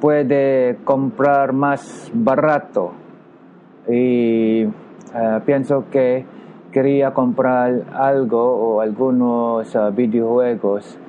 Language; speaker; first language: Spanish; non-native, learner; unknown